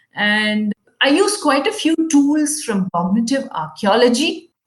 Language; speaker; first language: English; non-native, local second language; Kannada